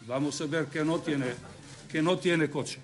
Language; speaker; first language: Spanish; non-native, learner; Serbian